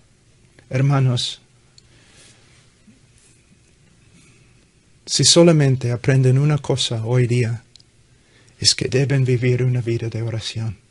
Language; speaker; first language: Spanish; non-native, fluent; English